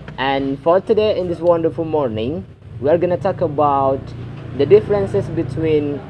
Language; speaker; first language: English; non-native, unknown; Indonesian